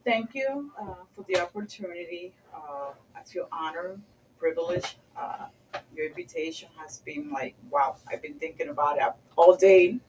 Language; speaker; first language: English; early bilingual, other home language; Spanish